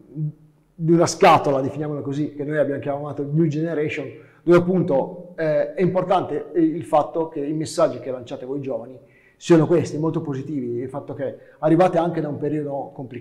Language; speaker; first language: Italian; native; Italian